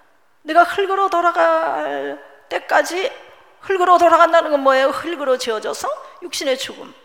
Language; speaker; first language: Korean; native; Korean